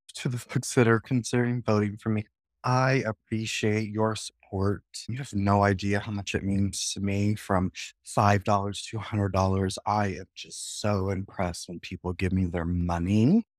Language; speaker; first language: English; native; English